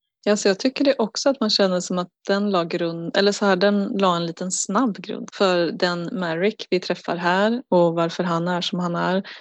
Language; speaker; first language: Swedish; native; Swedish